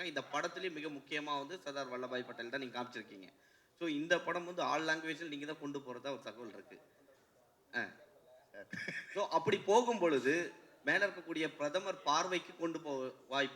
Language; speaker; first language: Tamil; native; Tamil